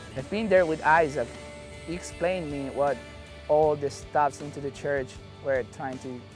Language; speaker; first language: English; non-native, fluent; Italian